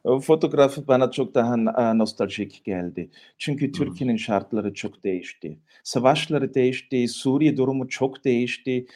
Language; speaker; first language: Turkish; non-native, fluent; German